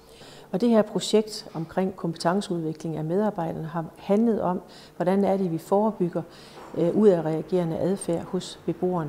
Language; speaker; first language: Danish; native; Danish